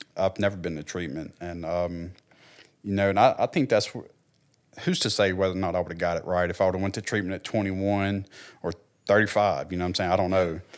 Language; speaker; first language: English; native; English